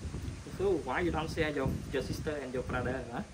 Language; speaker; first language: English; non-native, learner; Khmer